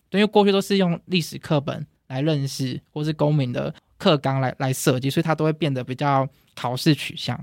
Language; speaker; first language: Chinese; native; Chinese